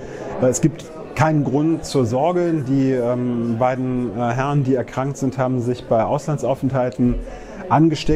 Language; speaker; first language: German; native; German